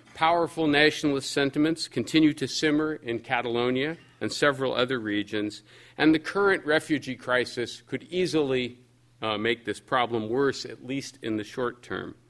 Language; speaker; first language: English; native; English